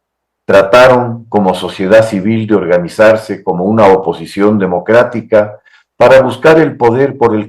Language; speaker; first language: Spanish; native; Spanish